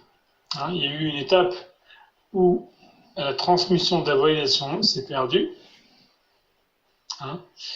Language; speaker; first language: French; non-native, fluent; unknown